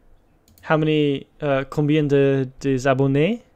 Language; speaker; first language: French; non-native, fluent; English